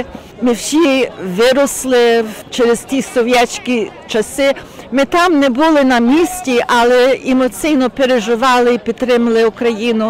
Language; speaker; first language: Ukrainian; early bilingual, heritage; Ukrainian